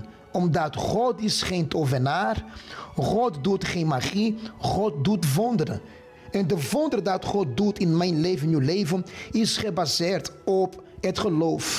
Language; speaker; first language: Dutch; non-native, fluent; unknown